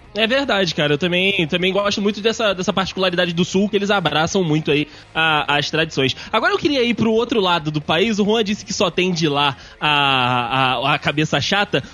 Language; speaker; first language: Portuguese; native; Portuguese